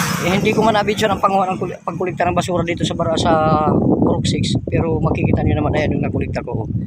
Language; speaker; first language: Filipino; non-native, local second language; Waray